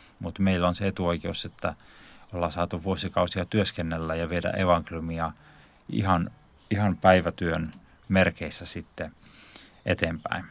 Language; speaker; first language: Finnish; native; Finnish